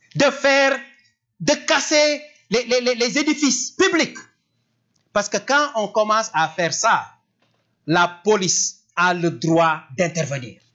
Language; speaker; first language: French; non-native, local second language; Wolof